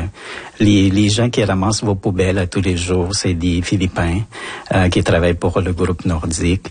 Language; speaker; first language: French; non-native, fluent; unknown